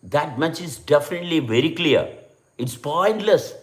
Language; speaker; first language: English; non-native, local second language; Malayalam